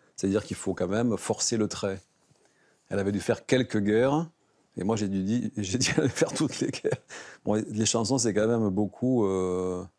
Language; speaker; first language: French; native; French